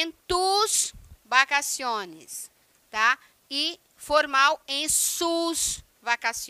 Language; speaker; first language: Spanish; non-native, fluent; Portuguese